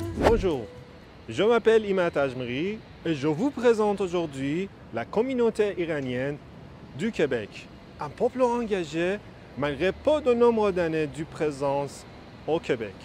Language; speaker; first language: French; non-native, fluent; Persian